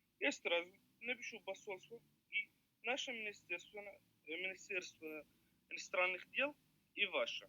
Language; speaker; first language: Russian; non-native, learner; Arabic